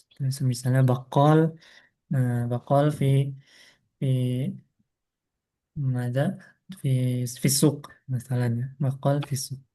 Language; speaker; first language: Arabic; non-native, fluent; Indonesian